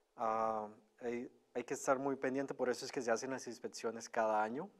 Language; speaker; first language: Spanish; native; Spanish